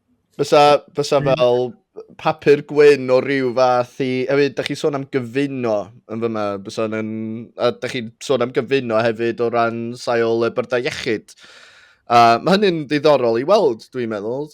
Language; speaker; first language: Welsh; native; Welsh